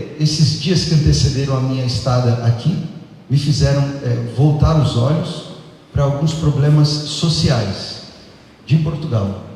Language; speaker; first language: Portuguese; native; Portuguese